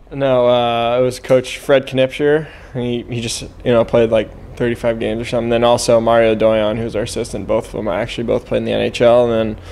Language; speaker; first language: English; native; English